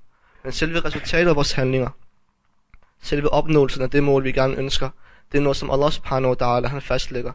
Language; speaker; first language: Danish; early bilingual, other home language; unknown